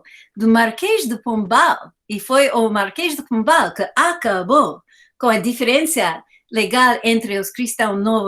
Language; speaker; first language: Portuguese; non-native, fluent; English